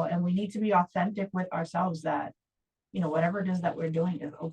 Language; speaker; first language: English; native; English